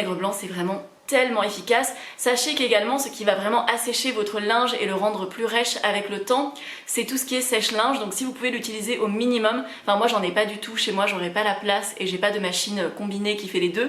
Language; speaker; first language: French; native; French